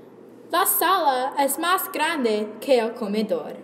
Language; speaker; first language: Spanish; non-native, learner; English